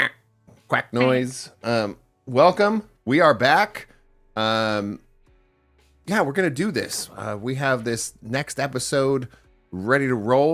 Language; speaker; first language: English; native; English